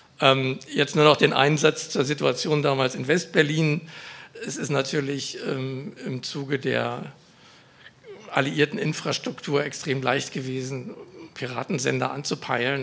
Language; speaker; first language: German; native; German